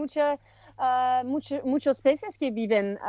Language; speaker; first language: Spanish; non-native, learner; French